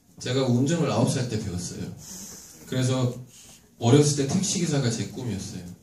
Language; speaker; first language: Korean; non-native, fluent; Turkish